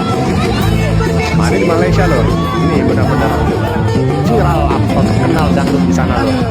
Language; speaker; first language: Indonesian; native; Indonesian